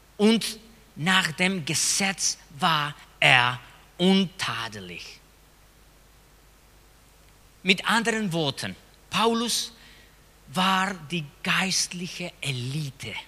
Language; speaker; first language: German; non-native, fluent; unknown